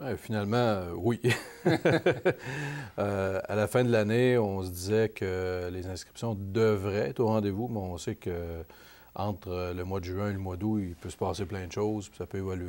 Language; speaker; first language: French; native; French